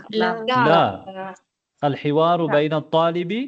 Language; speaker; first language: Arabic; non-native, fluent; Tamil